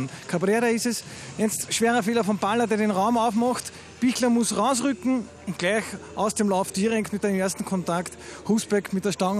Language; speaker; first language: German; native; German